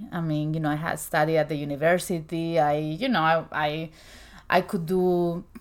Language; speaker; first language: English; non-native, fluent; Spanish